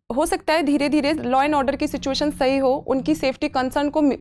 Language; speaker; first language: Hindi; native; Hindi